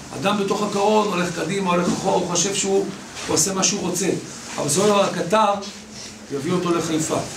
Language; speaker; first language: Hebrew; native; Hebrew